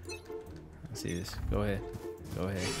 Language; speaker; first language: English; native; English